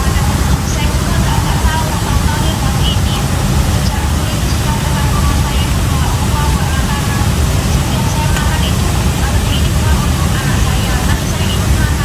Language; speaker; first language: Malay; non-native, local second language; Javanese